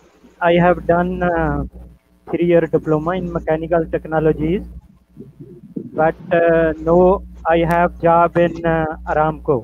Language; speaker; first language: English; non-native, learner; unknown